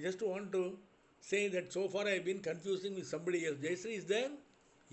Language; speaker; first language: English; non-native, local second language; Tamil